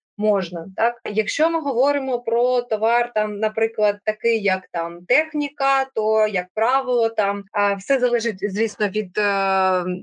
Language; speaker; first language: Ukrainian; non-native, local second language; Russian